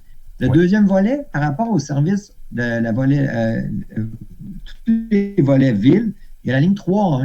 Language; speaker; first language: French; native; French